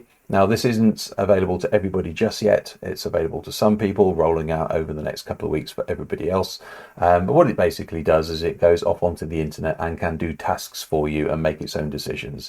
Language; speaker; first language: English; native; English